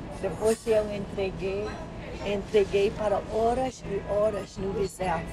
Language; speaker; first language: Portuguese; non-native, learner; English